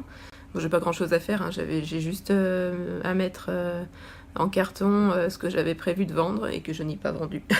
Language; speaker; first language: French; native; French